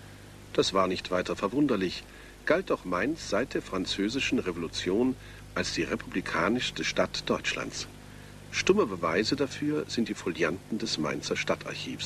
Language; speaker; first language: German; native; German